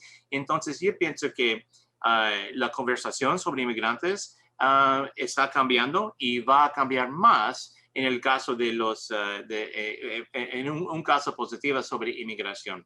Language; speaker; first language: Spanish; non-native, learner; English